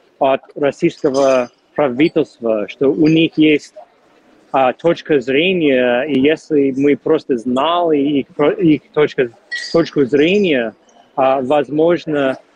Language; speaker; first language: Russian; non-native, fluent; English